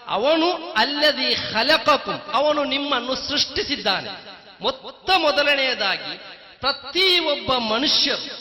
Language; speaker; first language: Kannada; non-native, local second language; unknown